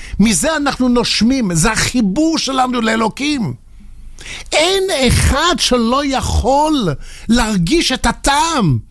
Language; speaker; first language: Hebrew; non-native, fluent; English